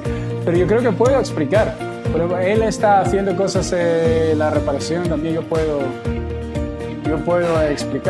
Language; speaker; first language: Spanish; non-native, learner; Chinese